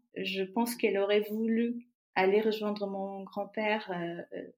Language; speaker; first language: French; non-native, fluent; Portuguese